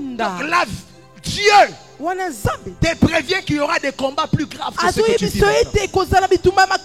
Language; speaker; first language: French; non-native, local second language; Lingala